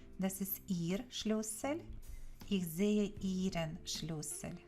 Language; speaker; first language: German; non-native, fluent; Ukrainian